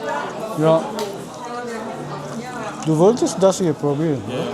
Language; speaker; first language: German; non-native, learner; Amharic